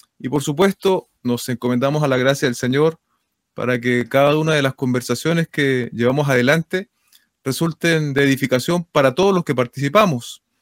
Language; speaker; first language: Spanish; native; Spanish